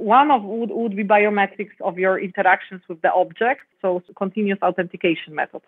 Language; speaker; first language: English; non-native, fluent; Polish